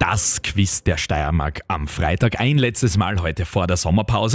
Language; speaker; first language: German; native; German